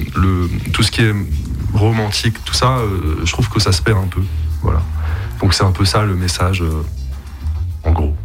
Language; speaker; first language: French; native; French